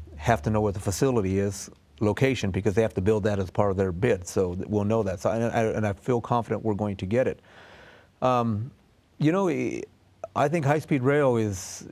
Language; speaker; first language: English; native; English